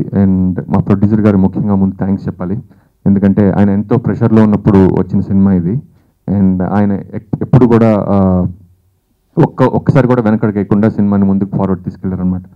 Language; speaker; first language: Telugu; native; Telugu